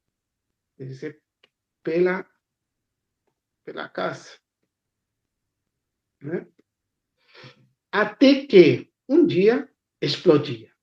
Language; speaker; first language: Portuguese; non-native, fluent; Spanish